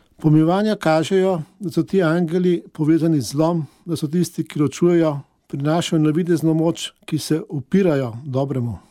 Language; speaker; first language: Slovenian; native; Slovenian